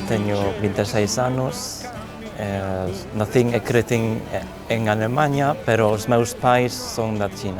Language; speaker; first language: Galician; non-native, fluent; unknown